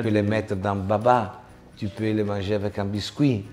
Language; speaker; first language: French; non-native, fluent; Italian